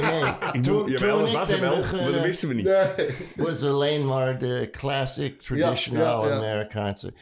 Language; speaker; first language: Dutch; non-native, learner; English